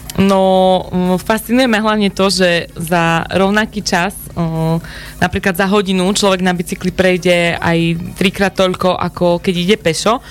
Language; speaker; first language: Slovak; native; Slovak